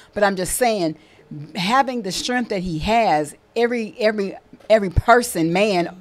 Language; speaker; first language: English; native; English